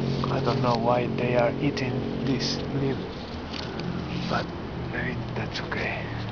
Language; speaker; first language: English; non-native, learner; Spanish